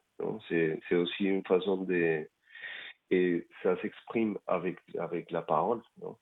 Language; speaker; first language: French; non-native, fluent; Spanish